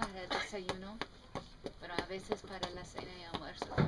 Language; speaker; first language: Spanish; non-native, fluent; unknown